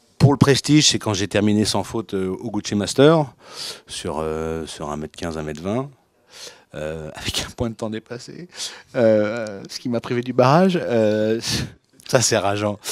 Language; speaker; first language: French; native; French